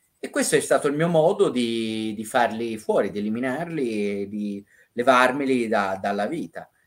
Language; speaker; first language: Italian; native; Italian